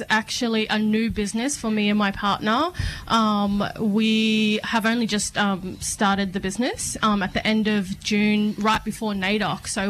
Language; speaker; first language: English; native; English